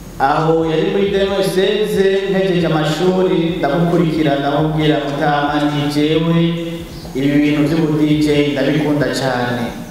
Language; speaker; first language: Rundi; native; Rundi